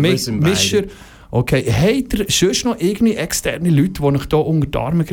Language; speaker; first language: German; native; German